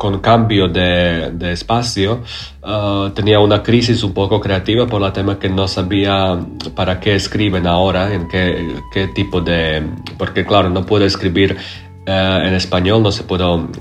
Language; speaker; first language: Spanish; non-native, learner; Croatian